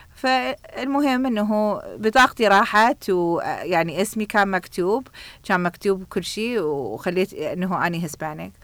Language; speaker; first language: Arabic; early bilingual, heritage; Arabic